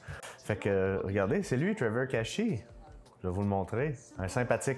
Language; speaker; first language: French; native; French